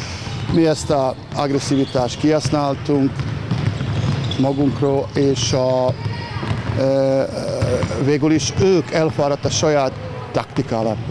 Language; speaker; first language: Hungarian; non-native, learner; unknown